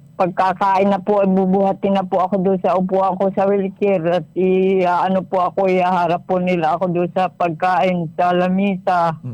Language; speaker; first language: Filipino; native; Filipino